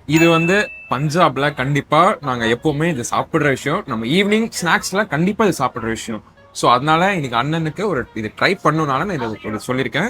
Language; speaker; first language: Tamil; non-native, local second language; Punjabi